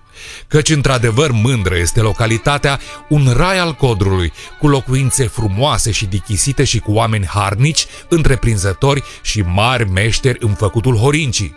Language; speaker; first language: Romanian; native; Romanian